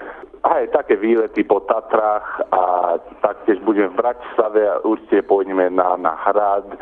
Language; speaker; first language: Slovak; early bilingual, heritage; Slovak